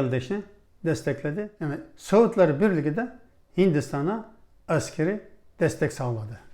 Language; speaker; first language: Turkish; non-native, fluent; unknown